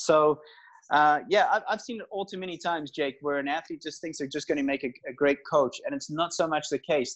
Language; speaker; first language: English; native; English